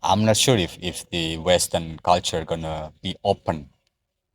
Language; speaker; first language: English; non-native, learner; Indonesian